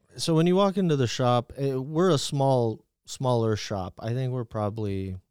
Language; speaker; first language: English; native; English